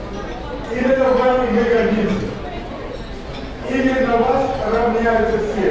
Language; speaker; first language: Russian; native; Russian